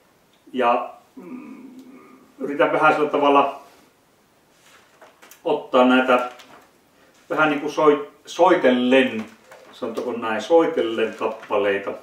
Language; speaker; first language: Finnish; native; Finnish